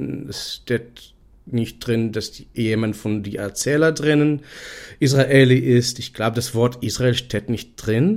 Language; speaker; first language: German; non-native, fluent; Hebrew